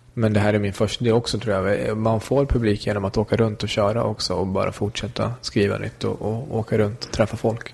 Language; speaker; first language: Swedish; early bilingual, other home language; Kurdish